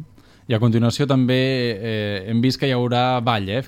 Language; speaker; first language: Catalan; native; Catalan